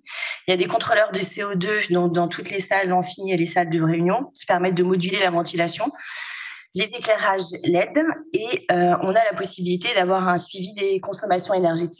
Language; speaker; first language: French; native; French